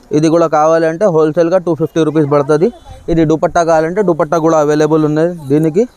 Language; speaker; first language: Telugu; non-native, local second language; Urdu